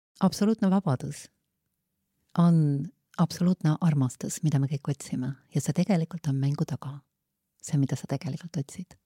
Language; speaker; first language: Estonian; native; Estonian